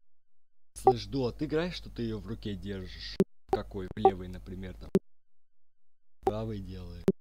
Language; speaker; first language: Russian; native; Russian